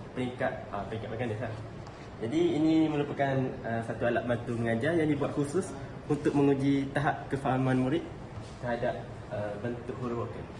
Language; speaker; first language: Malay; native; Malay